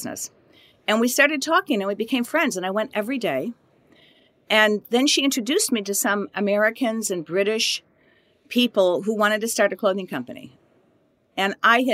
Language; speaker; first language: English; native; English